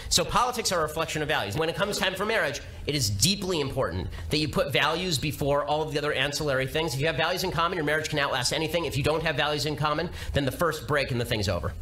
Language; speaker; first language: English; native; English